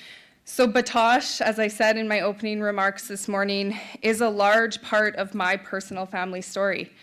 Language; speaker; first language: English; native; English